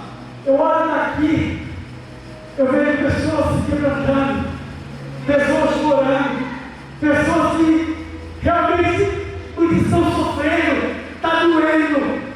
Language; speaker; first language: Portuguese; native; Portuguese